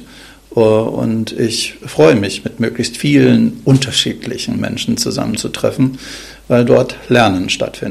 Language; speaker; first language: German; native; German